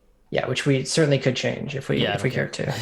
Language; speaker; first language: English; native; English